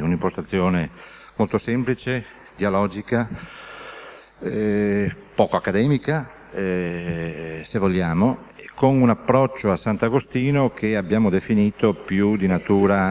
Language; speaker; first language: Italian; native; Italian